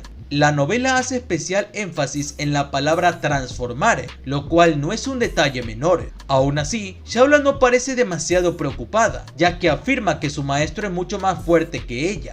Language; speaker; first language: Spanish; native; Spanish